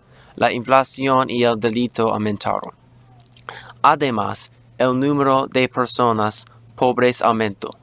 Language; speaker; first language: Spanish; non-native, learner; English